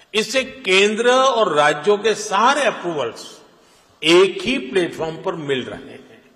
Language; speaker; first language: Hindi; non-native, local second language; Gujarati